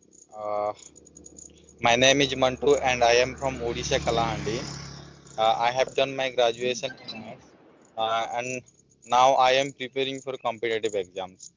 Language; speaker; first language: English; non-native, learner; Odia